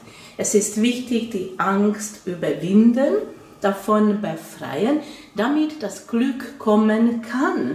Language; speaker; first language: German; non-native, fluent; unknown